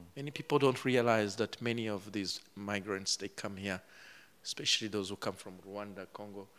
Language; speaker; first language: English; non-native, local second language; Kinyarwanda